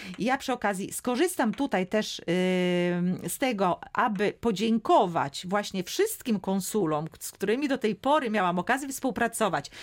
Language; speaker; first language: Polish; native; Polish